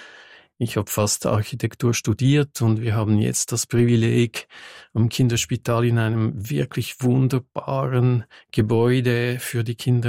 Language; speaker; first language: German; non-native, fluent; French